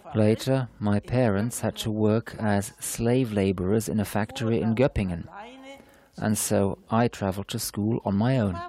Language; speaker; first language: English; non-native, fluent; German